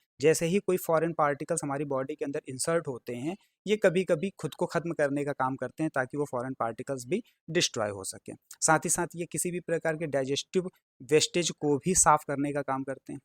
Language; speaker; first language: Hindi; native; Hindi